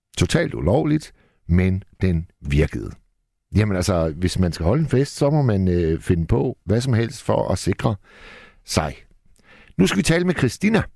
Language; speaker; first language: Danish; native; Danish